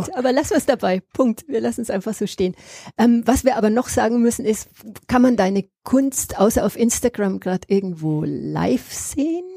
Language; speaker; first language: German; native; German